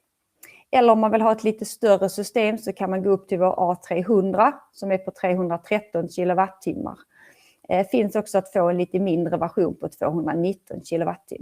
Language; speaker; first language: Swedish; native; Swedish